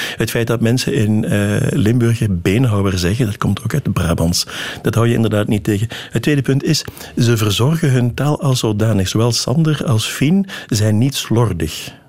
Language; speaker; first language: Dutch; native; Dutch